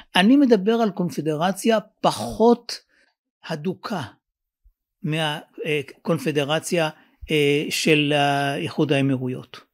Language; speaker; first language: Hebrew; native; Hebrew